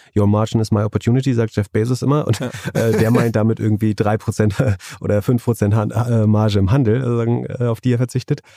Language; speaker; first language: German; native; German